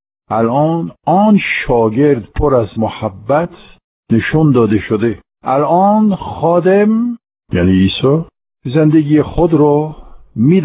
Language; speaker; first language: Persian; non-native, fluent; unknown